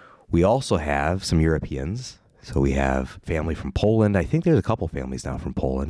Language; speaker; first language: English; native; English